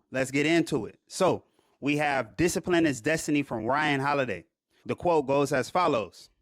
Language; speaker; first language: English; native; English